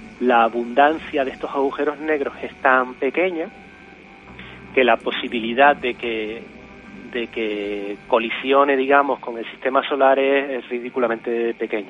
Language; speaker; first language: Spanish; native; Spanish